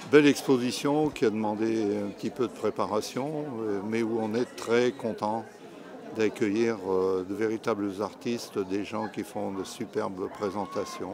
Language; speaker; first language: French; native; French